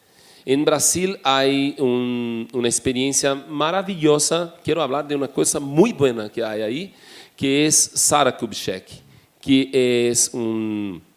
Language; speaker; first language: Spanish; non-native, fluent; Portuguese